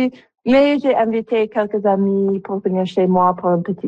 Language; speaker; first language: French; non-native, local second language; English